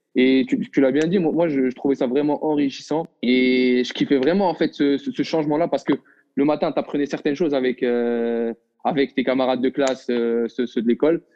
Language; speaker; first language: French; non-native, local second language; Arabic